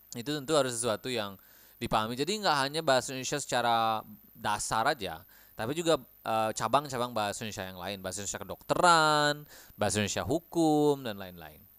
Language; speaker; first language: Indonesian; native; Indonesian